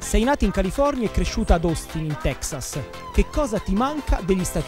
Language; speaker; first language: Italian; native; Italian